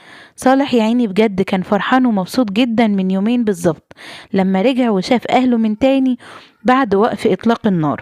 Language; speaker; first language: Arabic; native; Arabic